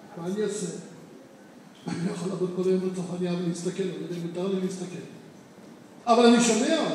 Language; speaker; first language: Hebrew; native; Hebrew